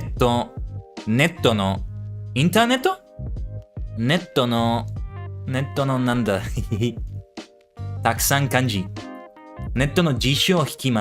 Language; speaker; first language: Japanese; non-native, learner; English